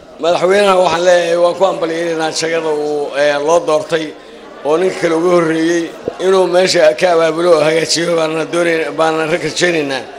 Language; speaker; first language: Somali; non-native, local second language; Maay